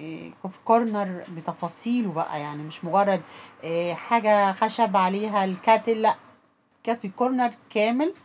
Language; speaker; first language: Arabic; native; Arabic